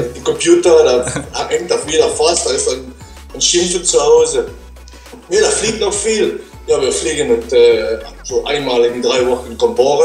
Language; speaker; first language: German; non-native, learner; Dutch